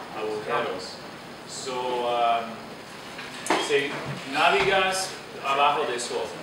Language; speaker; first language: Spanish; non-native, learner; English